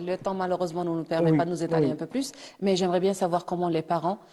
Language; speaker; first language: French; non-native, local second language; Arabic